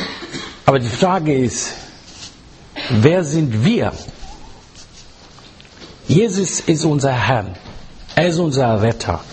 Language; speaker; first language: German; non-native, fluent; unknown